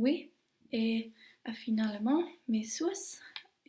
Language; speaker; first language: French; non-native, learner; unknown